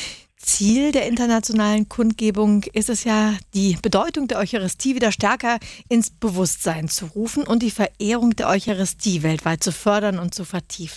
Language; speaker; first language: German; native; German